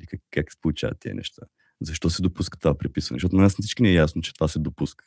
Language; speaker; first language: Bulgarian; native; Bulgarian